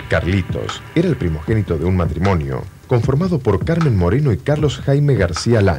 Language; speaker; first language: Spanish; native; Spanish